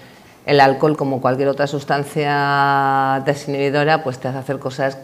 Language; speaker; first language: Spanish; native; Spanish